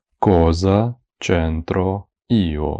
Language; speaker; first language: Italian; non-native, fluent; Ukrainian